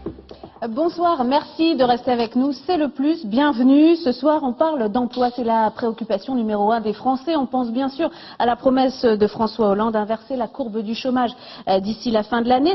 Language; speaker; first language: French; native; French